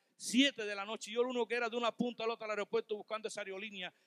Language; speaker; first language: Spanish; native; Spanish